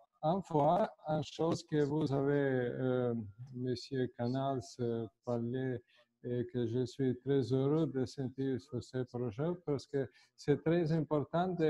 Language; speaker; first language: French; non-native, fluent; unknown